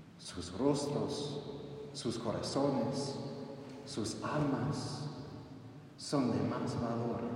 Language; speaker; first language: Spanish; non-native, fluent; English